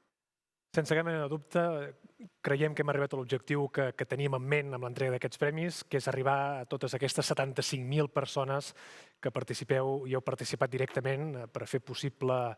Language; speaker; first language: Catalan; native; Catalan